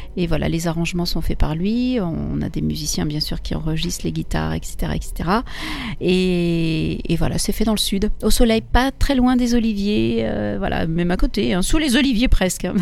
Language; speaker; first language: French; early bilingual, other home language; Italian